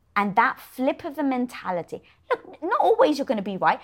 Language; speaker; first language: English; native; English